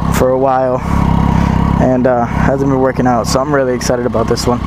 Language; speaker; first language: English; native; English